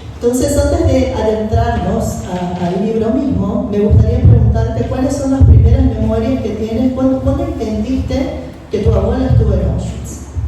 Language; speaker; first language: Spanish; non-native, fluent; Portuguese